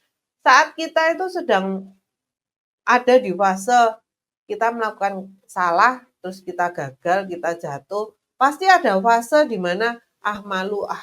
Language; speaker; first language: Indonesian; native; Indonesian